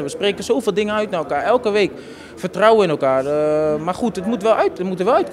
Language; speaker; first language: Dutch; native; Dutch